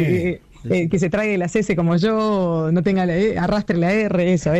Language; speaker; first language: Spanish; native; Spanish